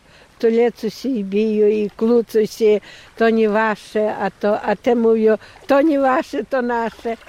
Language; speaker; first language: Polish; non-native, local second language; Ukrainian